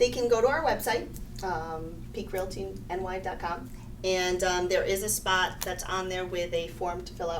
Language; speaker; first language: English; native; English